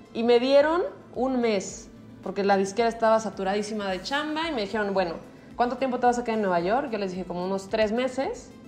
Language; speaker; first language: Spanish; native; Spanish